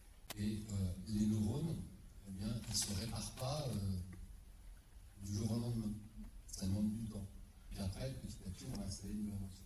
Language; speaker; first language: French; native; French